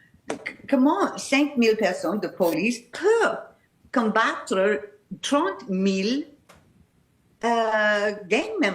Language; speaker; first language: French; non-native, fluent; English